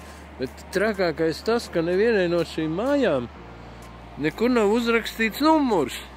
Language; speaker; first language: Latvian; native; Latvian